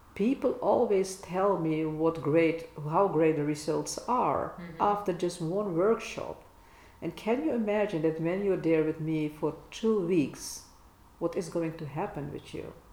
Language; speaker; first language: English; non-native, fluent; Dutch